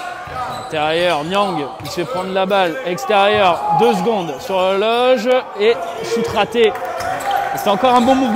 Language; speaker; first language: French; native; French